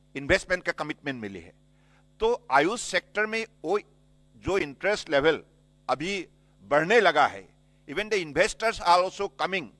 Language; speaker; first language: Hindi; non-native, local second language; Assamese